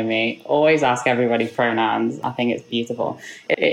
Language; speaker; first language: English; native; English